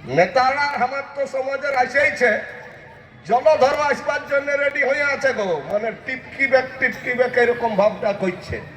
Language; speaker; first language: Bangla; native; Bangla